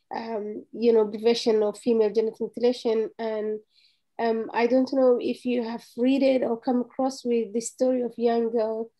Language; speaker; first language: English; non-native, fluent; Somali